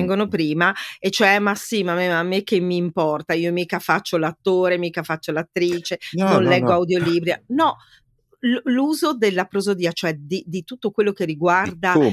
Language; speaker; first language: Italian; native; Italian